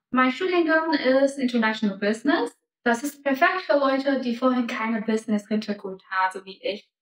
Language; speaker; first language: German; non-native, fluent; Chinese